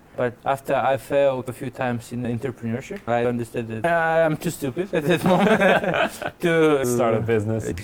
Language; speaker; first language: English; non-native, fluent; Russian